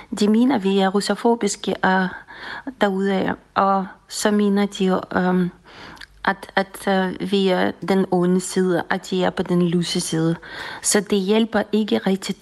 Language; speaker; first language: Danish; non-native, fluent; Russian